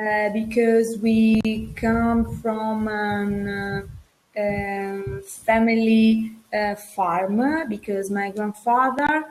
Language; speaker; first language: English; non-native, learner; Italian